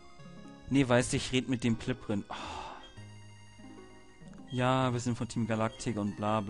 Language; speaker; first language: German; native; German